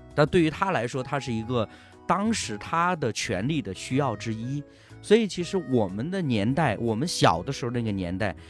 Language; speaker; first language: Chinese; native; Chinese